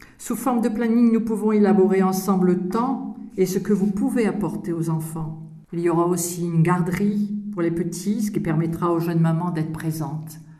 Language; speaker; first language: French; native; French